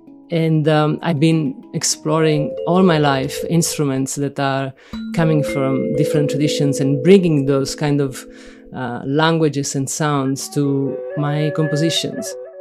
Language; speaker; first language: English; non-native, fluent; Italian